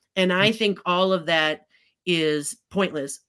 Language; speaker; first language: English; native; English